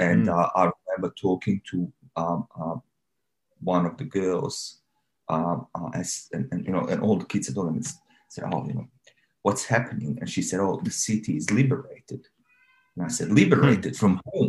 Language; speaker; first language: English; non-native, fluent; Bosnian